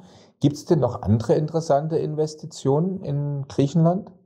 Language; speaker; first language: German; native; German